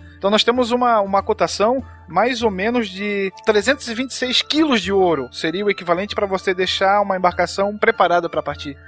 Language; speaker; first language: Portuguese; native; Portuguese